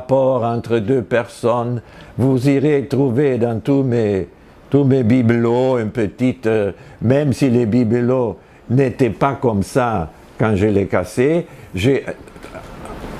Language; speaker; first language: French; non-native, fluent; Spanish